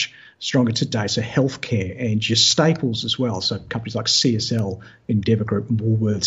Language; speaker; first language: English; native; English